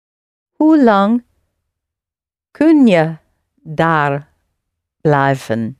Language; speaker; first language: Dutch; non-native, learner; English